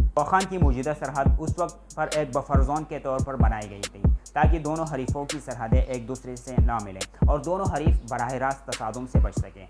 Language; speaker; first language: Urdu; non-native, local second language; Pashto